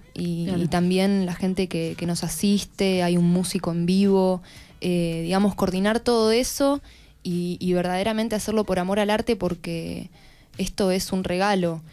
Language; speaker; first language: Spanish; native; Spanish